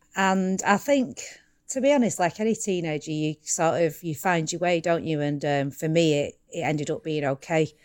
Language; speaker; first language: English; native; English